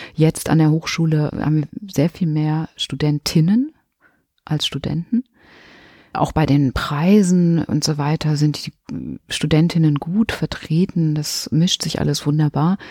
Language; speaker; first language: German; native; German